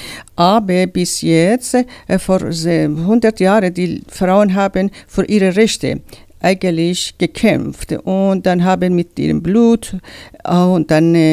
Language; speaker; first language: German; non-native, learner; Persian